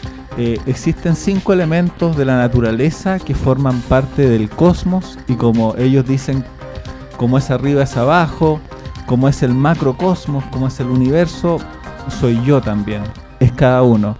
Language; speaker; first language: Spanish; native; Spanish